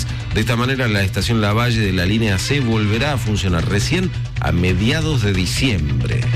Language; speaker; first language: Spanish; native; Spanish